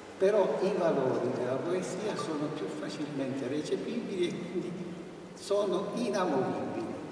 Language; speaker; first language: Italian; native; Italian